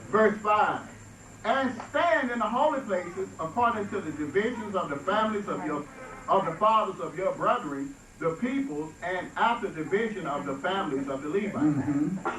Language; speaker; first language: English; native; English